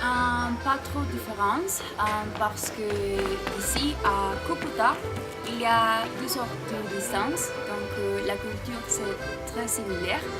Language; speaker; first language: French; non-native, learner; Spanish